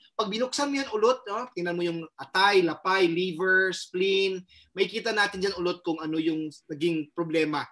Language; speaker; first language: Filipino; non-native, local second language; Cebuano